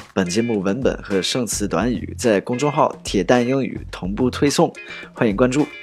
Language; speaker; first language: Chinese; non-native, fluent; English